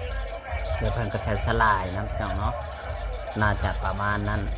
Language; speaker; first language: Thai; non-native, local second language; Northeastern Thai